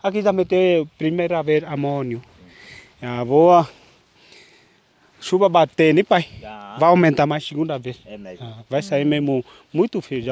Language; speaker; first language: Portuguese; non-native, learner; Vietnamese